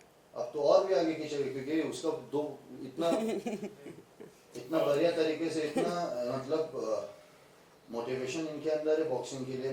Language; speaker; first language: Hindi; non-native, fluent; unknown